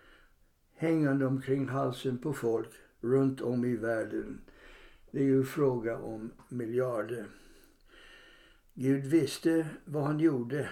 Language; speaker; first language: Swedish; non-native, fluent; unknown